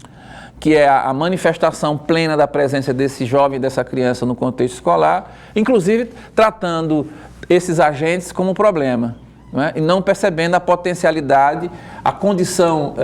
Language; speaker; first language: Portuguese; native; Portuguese